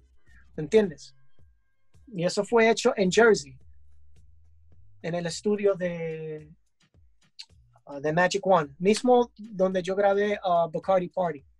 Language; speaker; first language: Spanish; early bilingual, heritage; English